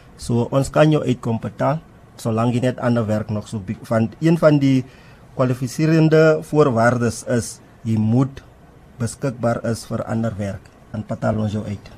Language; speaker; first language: Afrikaans; non-native, local second language; Tswana